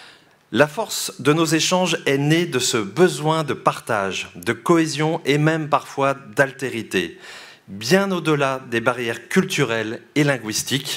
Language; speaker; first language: French; native; French